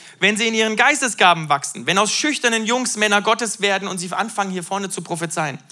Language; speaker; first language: German; native; German